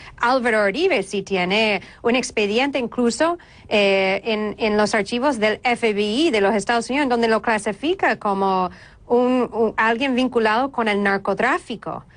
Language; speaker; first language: Spanish; non-native, fluent; English